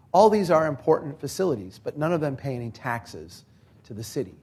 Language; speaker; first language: English; native; English